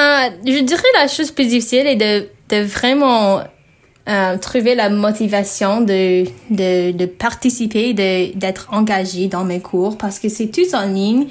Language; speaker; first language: French; non-native, learner; English